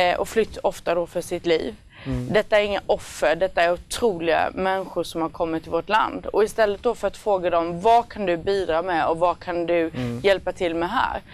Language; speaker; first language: Swedish; native; Swedish